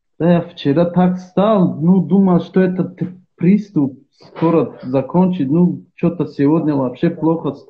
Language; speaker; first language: Russian; non-native, learner; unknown